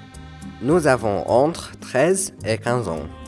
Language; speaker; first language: French; non-native, learner; Polish